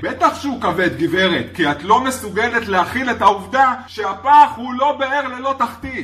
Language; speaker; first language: Hebrew; native; Hebrew